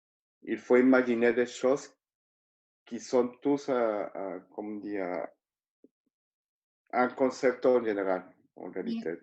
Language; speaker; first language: French; non-native, fluent; Spanish